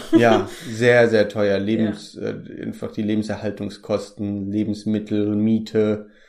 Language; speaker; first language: German; native; German